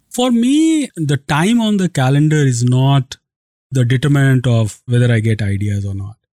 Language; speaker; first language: English; non-native, local second language; Hindi